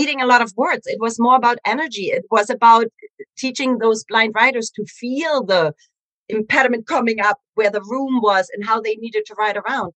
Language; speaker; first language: English; non-native, fluent; German